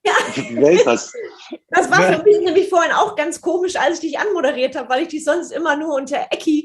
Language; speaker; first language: German; native; German